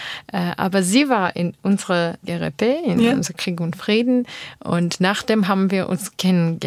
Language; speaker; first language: German; non-native, learner; Armenian